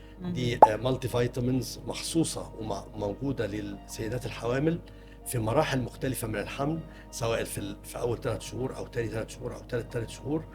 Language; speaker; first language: Arabic; native; Arabic